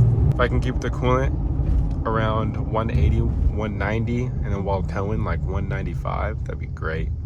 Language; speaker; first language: English; native; English